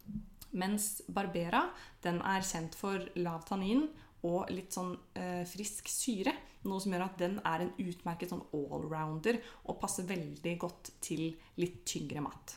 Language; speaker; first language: Norwegian; native; Norwegian